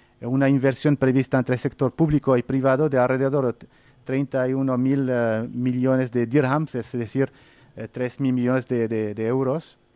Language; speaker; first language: Spanish; non-native, fluent; Arabic